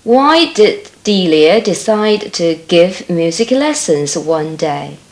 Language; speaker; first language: English; non-native, fluent; Chinese